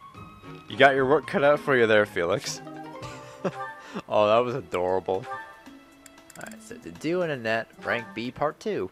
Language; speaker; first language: English; native; English